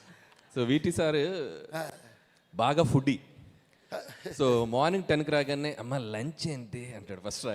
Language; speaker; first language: Telugu; native; Telugu